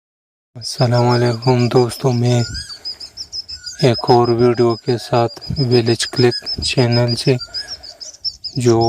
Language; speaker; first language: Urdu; non-native, local second language; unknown